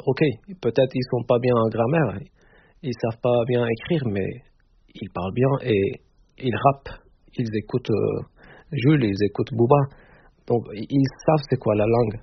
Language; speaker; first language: French; non-native, fluent; Turkish